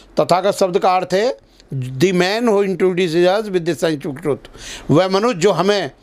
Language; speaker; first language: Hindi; native; Hindi